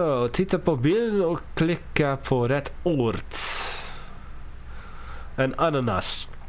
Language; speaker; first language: Swedish; non-native, learner; English